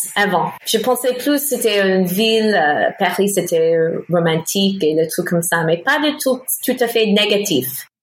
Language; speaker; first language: French; non-native, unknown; English